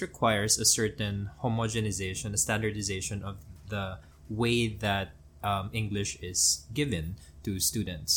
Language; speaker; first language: English; non-native, local second language; Filipino